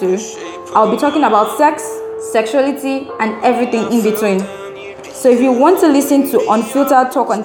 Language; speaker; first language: English; non-native, local second language; Yoruba